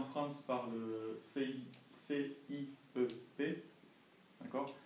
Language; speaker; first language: French; native; French